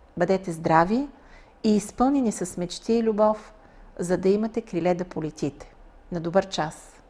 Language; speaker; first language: Bulgarian; native; Bulgarian